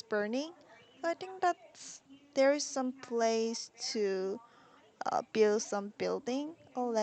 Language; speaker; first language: English; non-native, learner; Korean